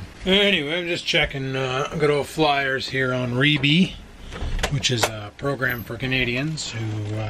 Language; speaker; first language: English; native; English